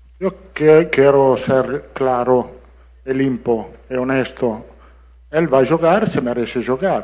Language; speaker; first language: Portuguese; non-native, learner; Italian